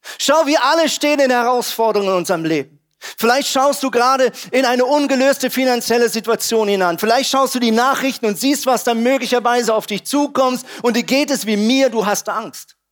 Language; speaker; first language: German; native; German